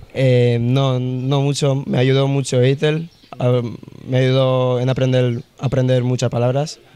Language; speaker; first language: Spanish; early bilingual, other home language; Russian